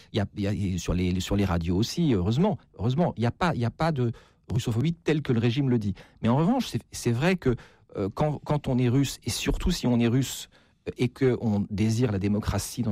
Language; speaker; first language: French; native; French